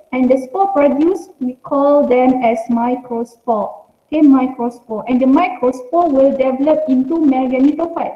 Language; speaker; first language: English; non-native, local second language; Malay